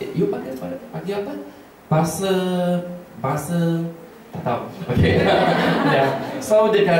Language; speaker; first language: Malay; non-native, local second language; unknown